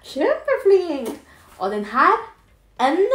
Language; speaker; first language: Norwegian; non-native, learner; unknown